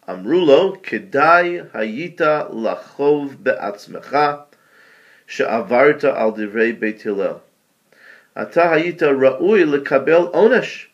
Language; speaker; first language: Hebrew; non-native, fluent; English